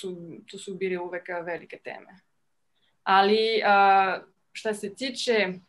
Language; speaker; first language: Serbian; non-native, fluent; French